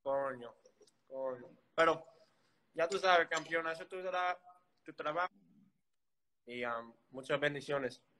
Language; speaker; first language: Spanish; early bilingual, heritage; English